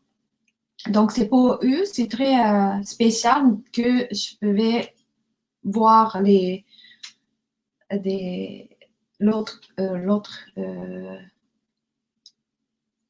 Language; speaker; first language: French; non-native, learner; Japanese